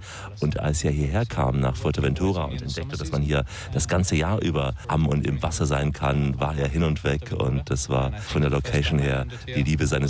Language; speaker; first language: German; native; German